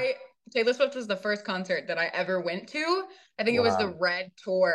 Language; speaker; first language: English; native; English